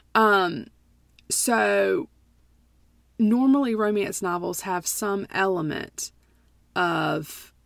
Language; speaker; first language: English; native; English